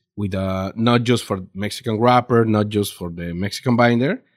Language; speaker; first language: English; non-native, learner; Spanish